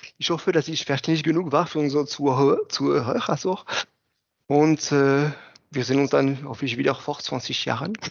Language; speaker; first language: German; non-native, fluent; French